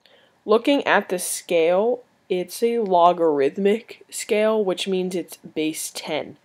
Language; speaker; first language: English; native; English